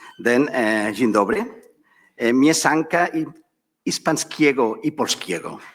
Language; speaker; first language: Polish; non-native, learner; Catalan